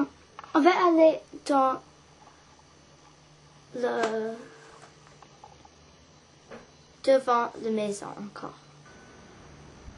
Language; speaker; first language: French; early bilingual, heritage; English